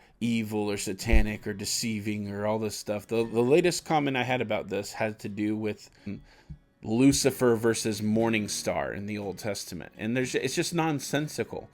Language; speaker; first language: English; native; English